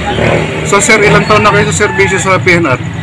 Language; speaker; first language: Filipino; native; Filipino